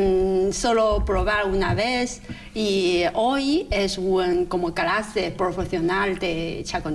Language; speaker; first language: Spanish; non-native, learner; Chinese